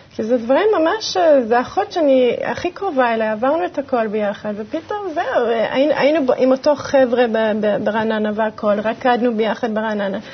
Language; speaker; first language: Hebrew; early bilingual, other home language; English